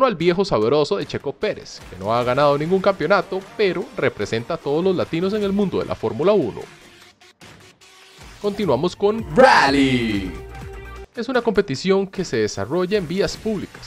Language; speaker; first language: Spanish; native; Spanish